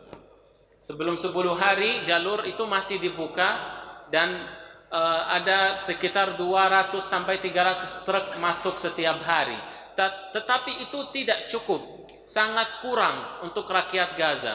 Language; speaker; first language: Indonesian; non-native, fluent; Arabic